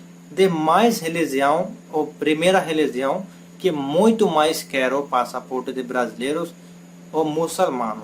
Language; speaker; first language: Portuguese; non-native, learner; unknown